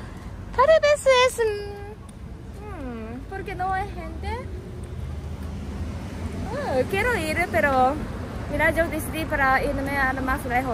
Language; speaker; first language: Spanish; non-native, learner; Japanese